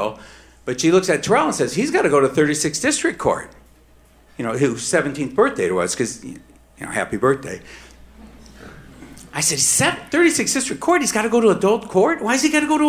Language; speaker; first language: English; native; English